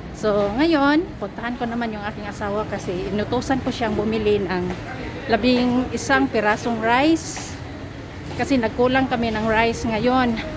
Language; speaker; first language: Filipino; non-native, local second language; Cebuano